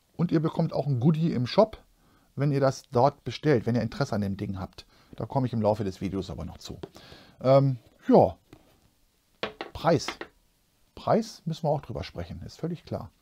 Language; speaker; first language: German; native; German